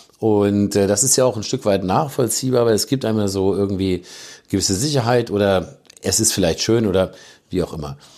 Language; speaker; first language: German; native; German